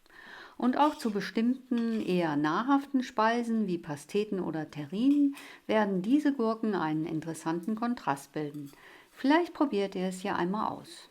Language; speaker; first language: German; native; German